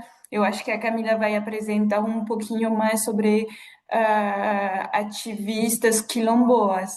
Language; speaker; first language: Portuguese; non-native, fluent; French